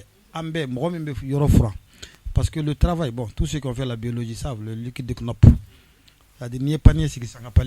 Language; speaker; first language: French; non-native, local second language; Bambara